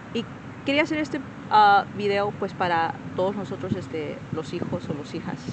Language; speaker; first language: Spanish; early bilingual, other home language; English